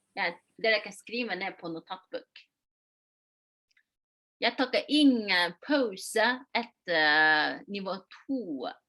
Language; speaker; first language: Norwegian; non-native, fluent; Chinese